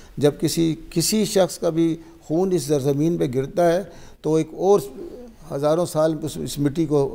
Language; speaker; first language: Urdu; non-native, local second language; Pashto